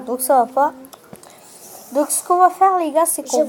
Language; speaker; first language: French; native; French